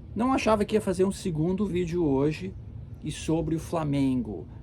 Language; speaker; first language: Portuguese; early bilingual, heritage; Portuguese